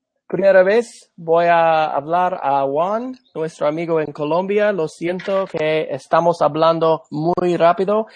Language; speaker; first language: Spanish; non-native, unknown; English